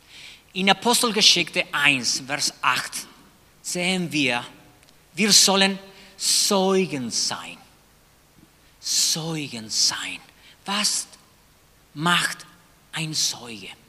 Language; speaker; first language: German; non-native, fluent; Spanish